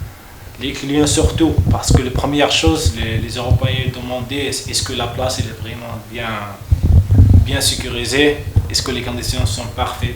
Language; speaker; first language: French; non-native, learner; Malagasy